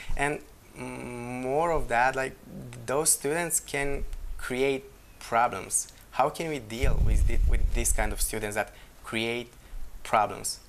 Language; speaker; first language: English; non-native, fluent; Romanian